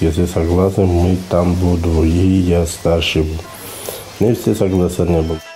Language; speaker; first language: Russian; non-native, learner; Uzbek